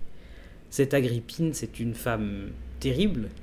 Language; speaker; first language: French; native; French